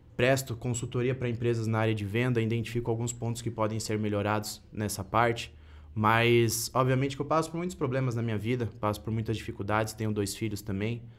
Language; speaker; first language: Portuguese; native; Portuguese